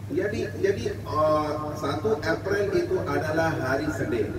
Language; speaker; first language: Indonesian; non-native, fluent; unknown